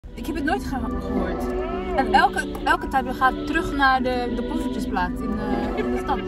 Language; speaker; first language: Dutch; early bilingual, heritage; Dutch